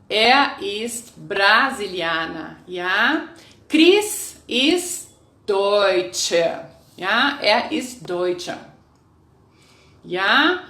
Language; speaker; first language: German; non-native, fluent; Portuguese